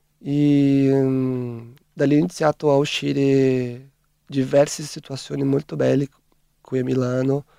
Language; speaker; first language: Italian; non-native, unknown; Portuguese